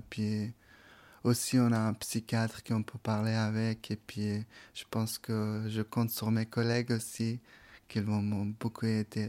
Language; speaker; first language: French; non-native, fluent; Persian